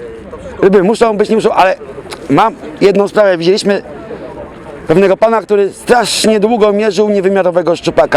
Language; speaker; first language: Polish; native; Polish